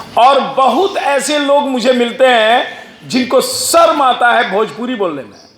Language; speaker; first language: Hindi; non-native, local second language; Bhojpuri